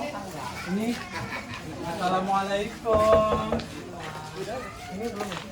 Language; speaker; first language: Indonesian; native; Indonesian